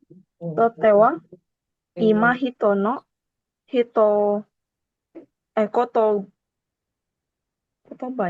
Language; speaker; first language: Japanese; non-native, learner; Indonesian